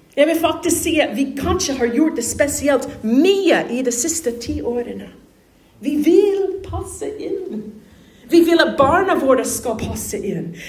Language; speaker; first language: Norwegian; non-native, fluent; English